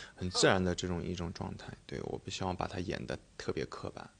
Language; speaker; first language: Chinese; native; Chinese